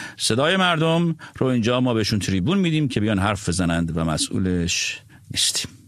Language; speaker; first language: Persian; native; Persian